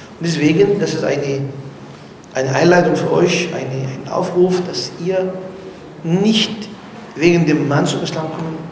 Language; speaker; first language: German; non-native, learner; Arabic